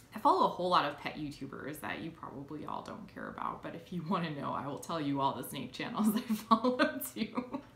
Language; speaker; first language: English; native; English